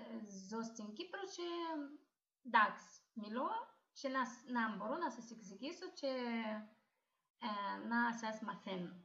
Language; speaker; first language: Greek; non-native, learner; Russian